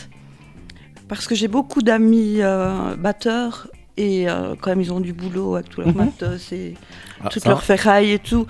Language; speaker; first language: French; native; French